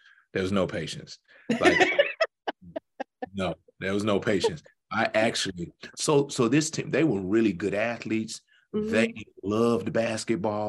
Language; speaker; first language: English; native; English